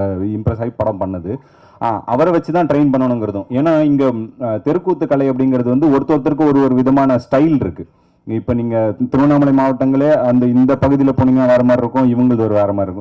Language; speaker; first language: Tamil; native; Tamil